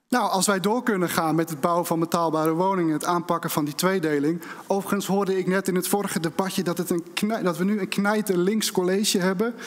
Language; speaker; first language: Dutch; native; Dutch